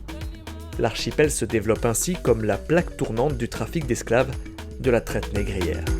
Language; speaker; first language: French; native; French